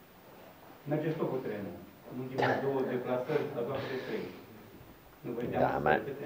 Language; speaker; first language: Romanian; native; Romanian